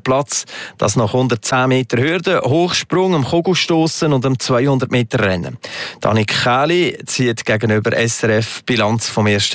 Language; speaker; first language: German; native; German